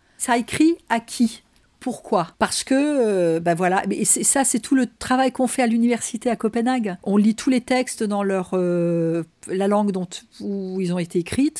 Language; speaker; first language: French; non-native, fluent; Danish